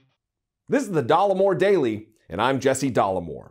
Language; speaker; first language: English; native; English